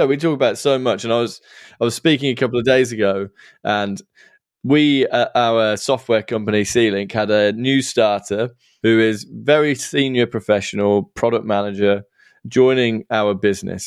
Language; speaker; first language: English; native; English